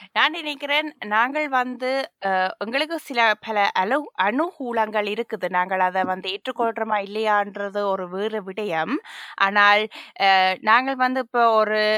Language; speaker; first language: Tamil; early bilingual, heritage; Tamil